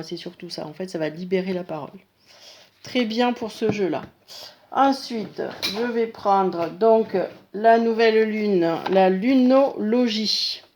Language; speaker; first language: French; native; French